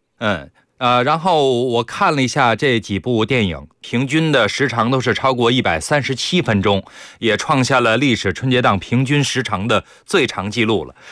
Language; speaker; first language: Chinese; native; Chinese